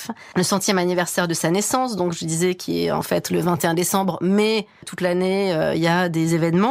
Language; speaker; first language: French; native; French